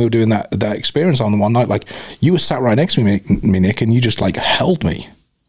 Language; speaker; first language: English; native; English